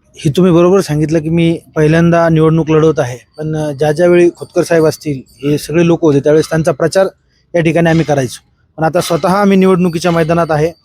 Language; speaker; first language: Marathi; native; Marathi